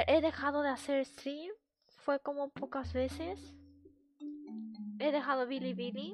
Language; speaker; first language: Spanish; non-native, fluent; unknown